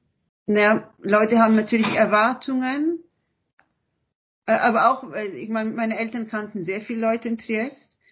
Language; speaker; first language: German; early bilingual, other home language; Italian